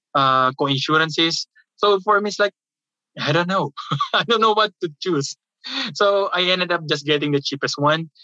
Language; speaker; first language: English; non-native, local second language; Filipino